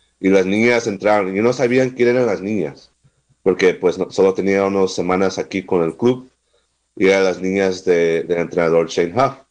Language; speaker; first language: Spanish; non-native, fluent; English